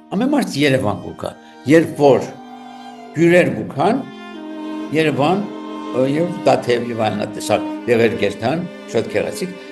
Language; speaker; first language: Armenian; early bilingual, heritage; Armenian